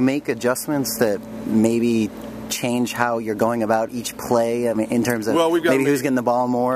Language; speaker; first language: English; native; English